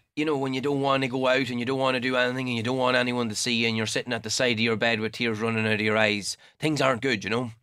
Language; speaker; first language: English; native; English